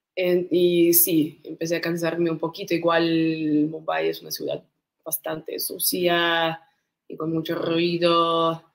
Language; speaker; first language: Spanish; non-native, fluent; Russian